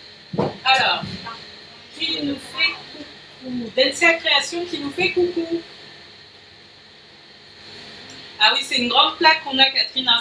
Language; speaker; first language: French; native; French